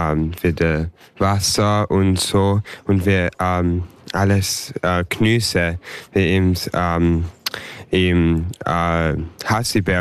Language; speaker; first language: German; early bilingual, heritage; English